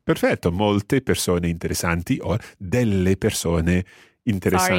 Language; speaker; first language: Italian; non-native, fluent; English